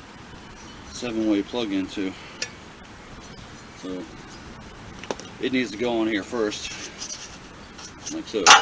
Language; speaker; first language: English; native; English